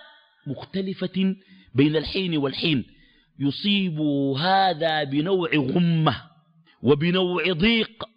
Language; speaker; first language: Arabic; native; Arabic